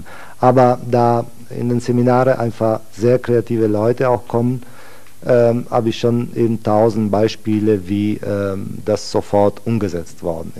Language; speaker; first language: German; non-native, fluent; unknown